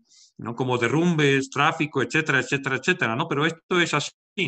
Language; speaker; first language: Spanish; native; Spanish